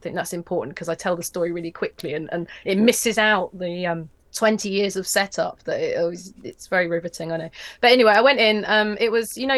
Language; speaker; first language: English; native; English